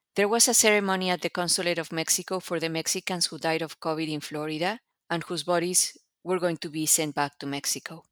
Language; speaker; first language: English; non-native, fluent; Spanish